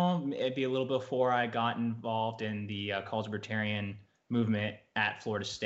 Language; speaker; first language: English; native; English